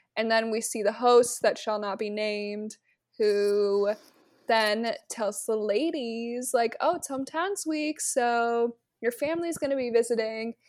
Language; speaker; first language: English; native; English